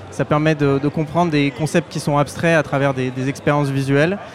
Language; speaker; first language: French; native; French